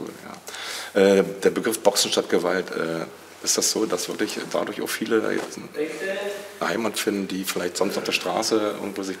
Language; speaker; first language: German; native; German